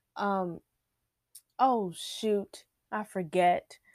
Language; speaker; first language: English; native; English